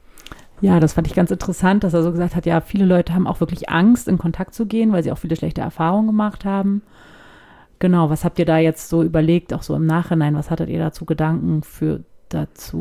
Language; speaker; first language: German; native; German